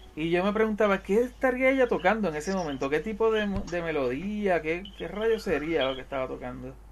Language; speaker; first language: Spanish; native; Spanish